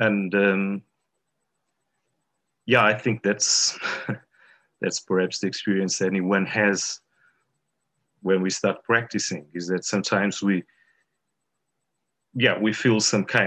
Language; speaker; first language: English; non-native, fluent; Portuguese